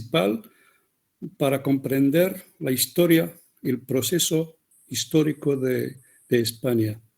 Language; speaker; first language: Spanish; non-native, fluent; Arabic